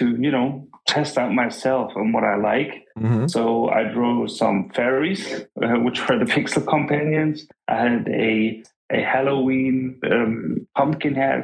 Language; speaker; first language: English; non-native, fluent; German